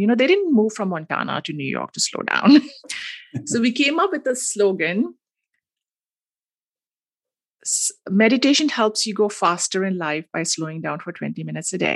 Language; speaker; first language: English; non-native, local second language; Hindi